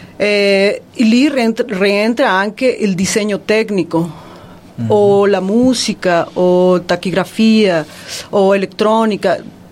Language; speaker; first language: Italian; non-native, fluent; Spanish